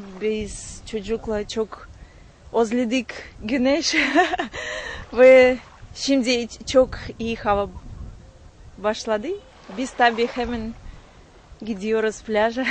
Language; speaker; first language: Turkish; non-native, learner; Russian